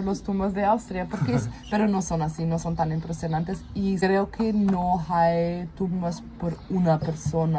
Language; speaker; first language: Spanish; non-native, fluent; German